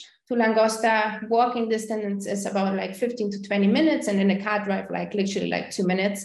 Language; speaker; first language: English; non-native, fluent; German